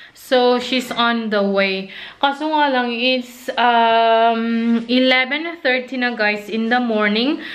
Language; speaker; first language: English; non-native, local second language; Filipino